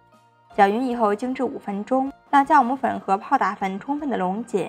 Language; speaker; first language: Chinese; native; Chinese